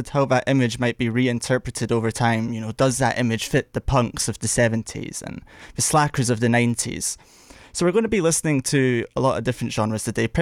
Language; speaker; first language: English; native; English